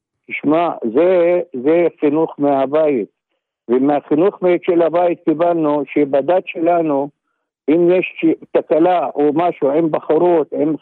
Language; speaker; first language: Hebrew; non-native, local second language; Arabic